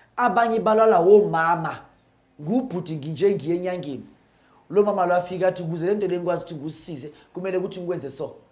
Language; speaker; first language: Zulu; non-native, local second language; Northern Sotho